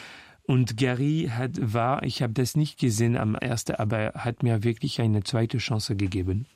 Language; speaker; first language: German; non-native, fluent; French